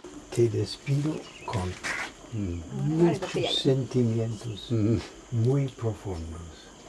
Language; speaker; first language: Spanish; non-native, learner; English